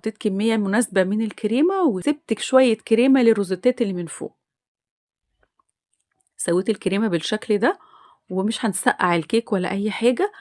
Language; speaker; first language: Arabic; native; Arabic